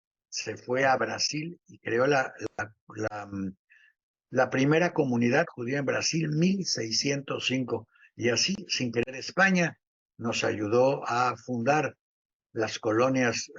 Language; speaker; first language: Spanish; native; Spanish